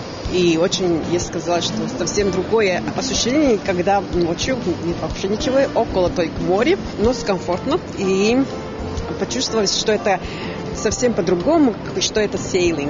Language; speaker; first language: Russian; non-native, fluent; Latvian